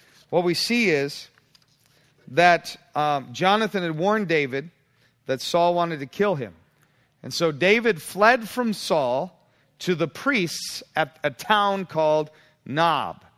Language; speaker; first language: English; native; English